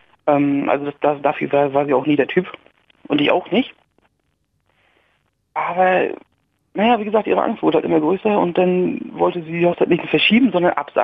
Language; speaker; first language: German; native; German